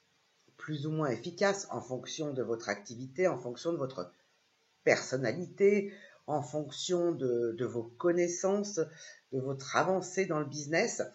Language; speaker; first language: French; native; French